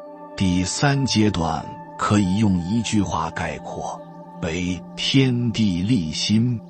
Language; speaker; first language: Chinese; native; Chinese